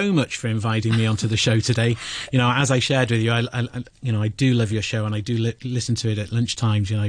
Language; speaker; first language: English; native; English